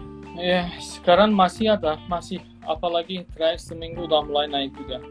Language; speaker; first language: Indonesian; non-native, fluent; Turkish